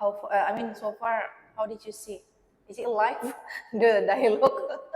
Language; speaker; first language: English; non-native, local second language; Indonesian